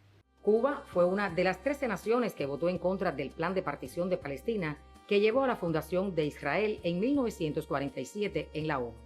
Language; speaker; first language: Spanish; native; Spanish